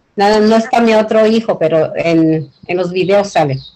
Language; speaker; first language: Spanish; native; Spanish